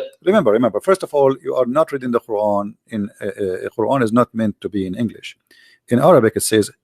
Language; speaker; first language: English; non-native, local second language; Arabic